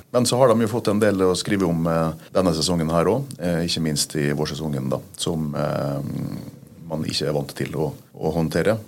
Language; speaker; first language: Norwegian; native; Norwegian